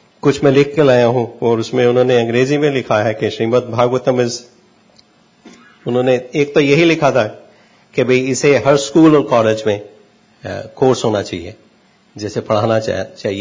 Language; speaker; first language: Hindi; native; Hindi